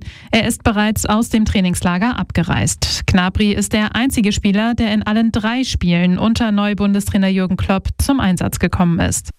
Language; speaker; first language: German; native; German